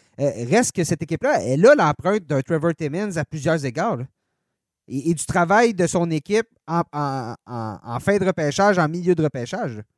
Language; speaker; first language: French; native; French